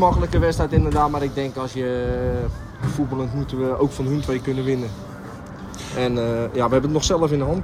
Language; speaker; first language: Dutch; native; Dutch